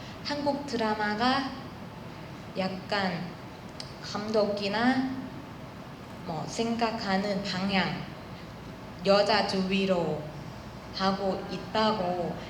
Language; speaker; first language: Korean; non-native, learner; Thai